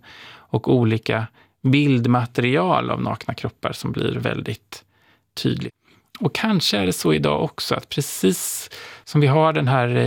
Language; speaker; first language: Swedish; native; Swedish